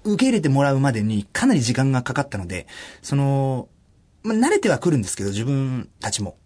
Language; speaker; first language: Japanese; early bilingual, other home language; German